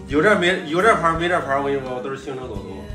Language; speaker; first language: Chinese; native; Chinese